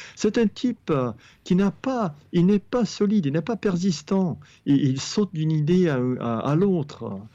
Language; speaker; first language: French; non-native, fluent; English